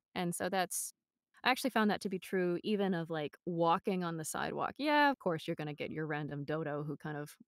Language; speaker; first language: English; native; English